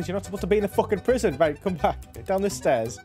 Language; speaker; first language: English; native; English